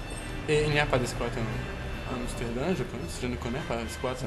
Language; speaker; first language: French; non-native, learner; Portuguese